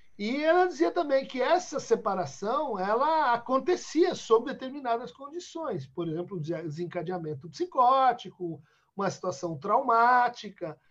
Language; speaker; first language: Portuguese; native; Portuguese